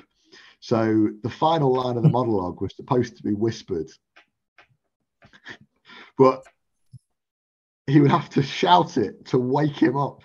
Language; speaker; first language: English; native; English